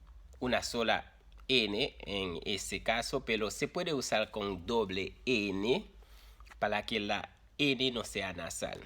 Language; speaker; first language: Spanish; non-native, fluent; Haitian Creole